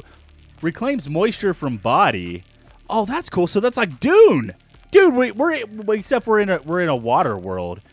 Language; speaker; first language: English; native; English